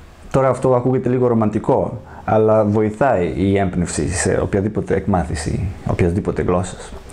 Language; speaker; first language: Greek; non-native, fluent; Serbian